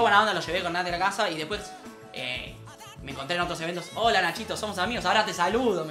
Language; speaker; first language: Spanish; native; Spanish